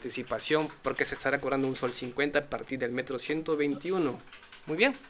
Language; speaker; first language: Spanish; native; Spanish